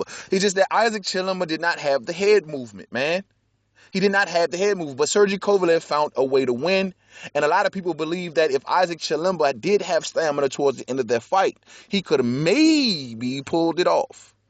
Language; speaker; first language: English; native; English